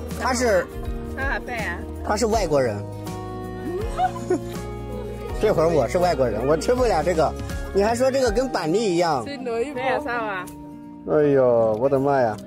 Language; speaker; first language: Chinese; non-native, fluent; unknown